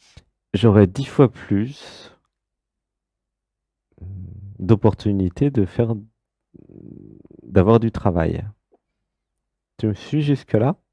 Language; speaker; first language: French; native; French